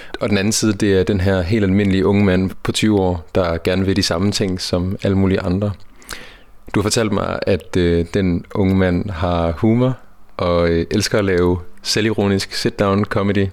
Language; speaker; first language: Danish; native; Danish